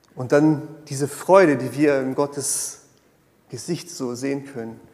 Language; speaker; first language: German; non-native, fluent; Portuguese